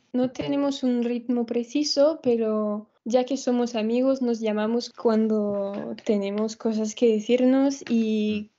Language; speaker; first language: Spanish; non-native, fluent; French